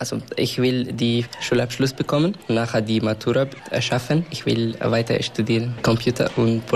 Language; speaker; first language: German; non-native, learner; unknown